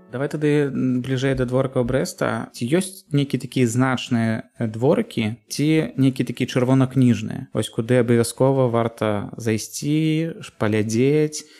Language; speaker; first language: Belarusian; native; Belarusian